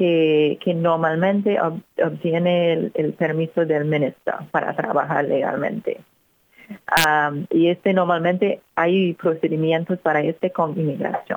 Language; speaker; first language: Spanish; non-native, fluent; English